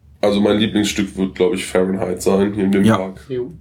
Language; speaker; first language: German; native; German